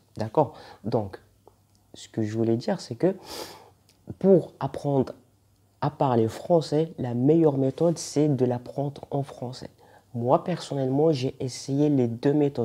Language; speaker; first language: French; non-native, local second language; Arabic